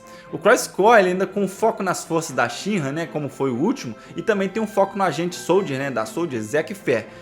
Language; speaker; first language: Portuguese; native; Portuguese